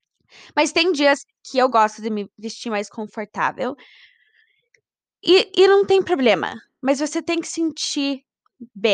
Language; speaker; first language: Portuguese; early bilingual, heritage; Portuguese